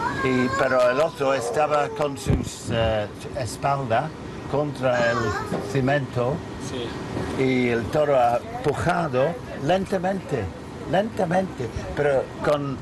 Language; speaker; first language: Spanish; non-native, learner; English